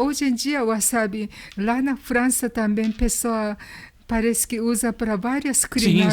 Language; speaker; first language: Portuguese; non-native, learner; Japanese